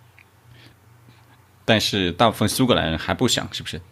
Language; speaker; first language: Chinese; native; Chinese